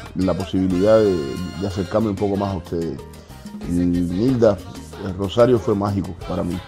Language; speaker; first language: Spanish; native; Spanish